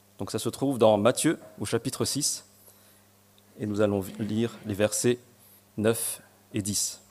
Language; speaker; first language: French; non-native, local second language; Malagasy